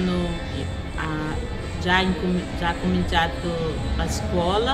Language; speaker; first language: Italian; non-native, fluent; Portuguese